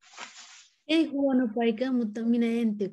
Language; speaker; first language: Finnish; non-native, learner; Nepali